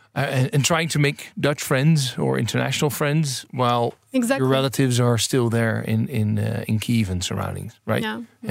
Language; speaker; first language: English; non-native, fluent; Dutch